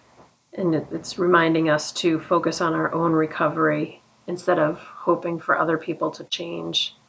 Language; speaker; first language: English; native; English